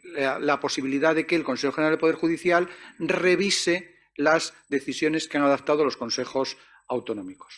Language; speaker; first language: Spanish; native; Spanish